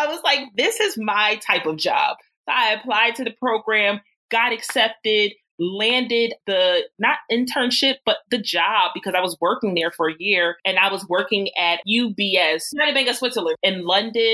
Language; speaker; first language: English; native; English